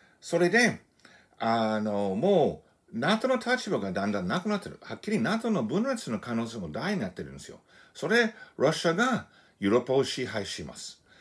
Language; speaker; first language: Japanese; non-native, fluent; English